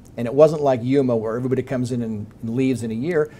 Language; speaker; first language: English; native; English